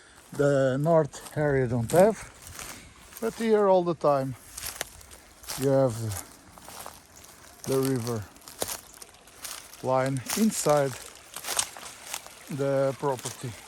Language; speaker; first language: English; non-native, learner; Portuguese